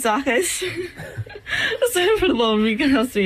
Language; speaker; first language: Spanish; non-native, learner; English